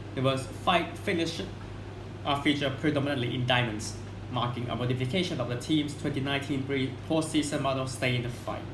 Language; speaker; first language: English; non-native, fluent; Thai